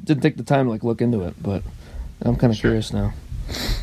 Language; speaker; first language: English; native; English